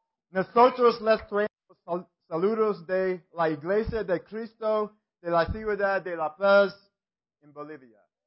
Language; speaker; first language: Spanish; non-native, learner; English